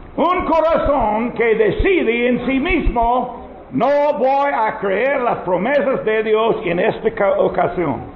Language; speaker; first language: Spanish; non-native, learner; English